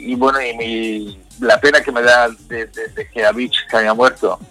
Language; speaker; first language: Spanish; early bilingual, heritage; Spanish